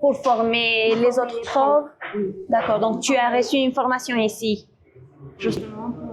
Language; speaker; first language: French; non-native, fluent; Spanish